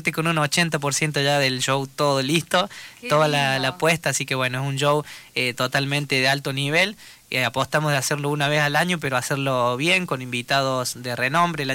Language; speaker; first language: Spanish; native; Spanish